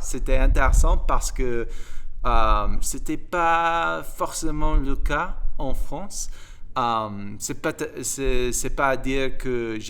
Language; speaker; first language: French; non-native, fluent; English